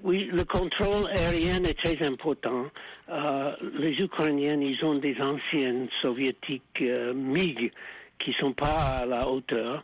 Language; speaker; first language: French; non-native, fluent; English